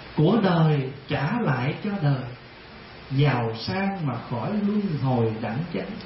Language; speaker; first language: Vietnamese; early bilingual, heritage; Vietnamese